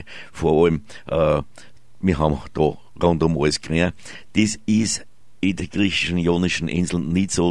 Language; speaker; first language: German; native; German